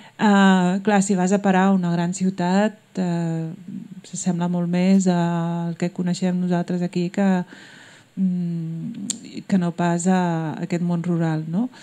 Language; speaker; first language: Catalan; early bilingual, other home language; Berber languages